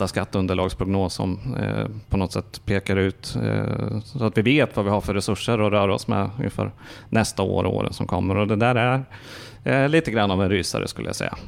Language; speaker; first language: Swedish; native; Swedish